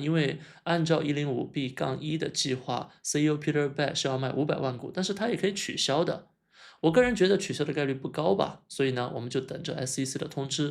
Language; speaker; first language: Chinese; native; Chinese